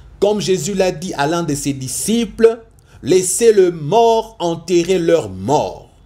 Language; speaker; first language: French; non-native, local second language; Lingala